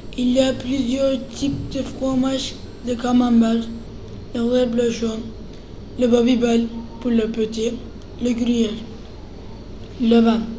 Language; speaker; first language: French; non-native, learner; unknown